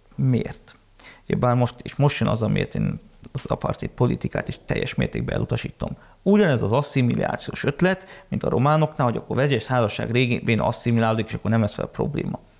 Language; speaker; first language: Hungarian; early bilingual, heritage; Hungarian